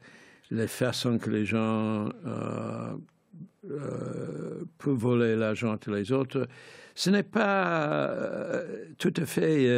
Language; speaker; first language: French; non-native, fluent; English